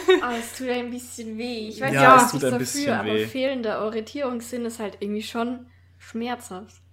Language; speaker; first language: German; native; German